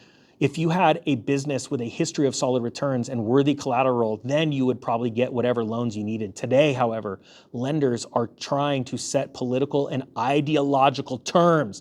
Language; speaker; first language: English; native; English